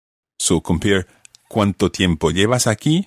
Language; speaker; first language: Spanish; non-native, fluent; English